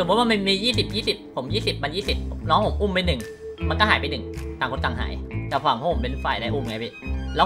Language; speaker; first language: Thai; native; Thai